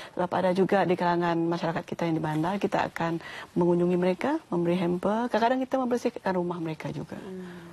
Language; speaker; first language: Malay; native; Malay